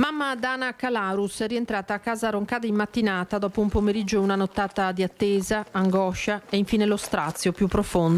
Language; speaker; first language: Italian; native; Italian